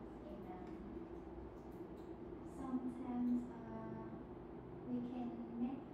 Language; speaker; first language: English; non-native, learner; Vietnamese